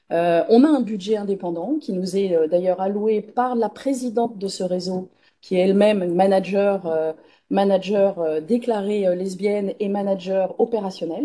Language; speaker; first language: French; native; French